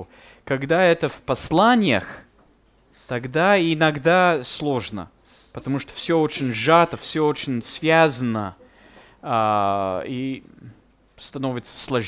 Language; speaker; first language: Russian; non-native, fluent; English